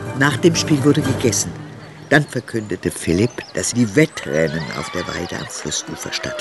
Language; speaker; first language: German; native; German